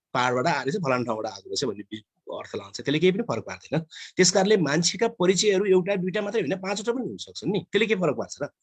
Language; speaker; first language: Nepali; native; Nepali